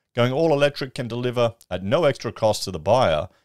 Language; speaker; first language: English; native; English